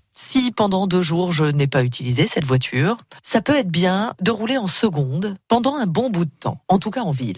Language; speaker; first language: French; native; French